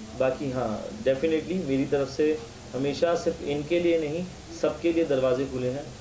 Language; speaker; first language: Hindi; native; Hindi